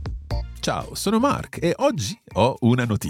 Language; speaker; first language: Italian; non-native, fluent; English